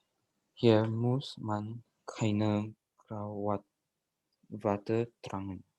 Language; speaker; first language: German; non-native, learner; Indonesian